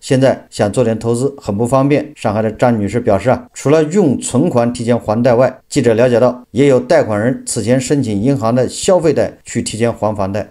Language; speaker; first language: Chinese; native; Chinese